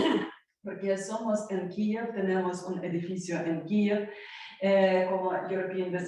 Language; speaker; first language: Spanish; non-native, learner; Ukrainian